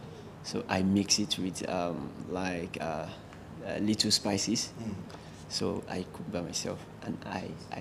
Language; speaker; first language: English; non-native, local second language; Yoruba